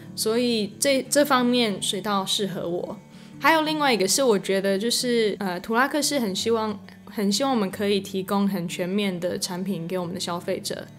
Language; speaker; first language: Chinese; non-native, fluent; English